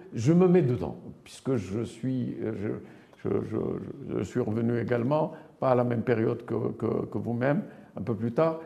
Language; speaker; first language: French; non-native, local second language; Arabic